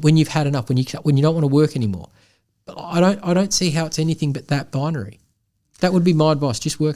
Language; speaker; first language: English; native; English